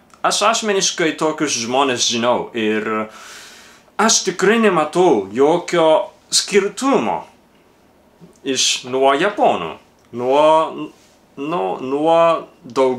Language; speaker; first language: Lithuanian; non-native, fluent; Japanese